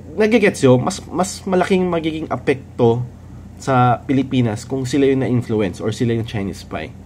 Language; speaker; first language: Filipino; native; Filipino